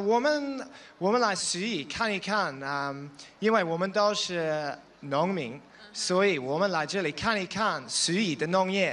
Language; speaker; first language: Chinese; non-native, learner; English